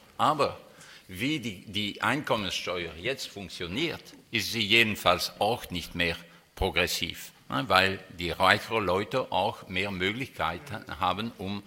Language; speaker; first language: German; non-native, fluent; French